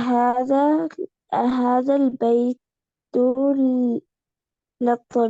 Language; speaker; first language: Arabic; non-native, learner; Urdu